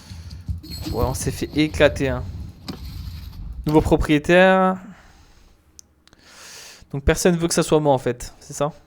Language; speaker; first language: French; native; French